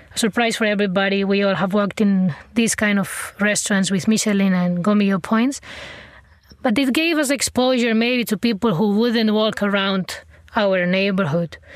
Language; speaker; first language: English; non-native, fluent; Spanish